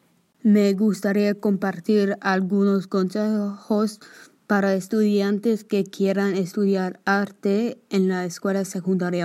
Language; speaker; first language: Spanish; non-native, learner; English